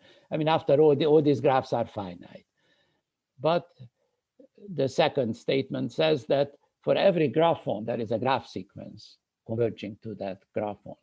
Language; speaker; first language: English; non-native, fluent; Hungarian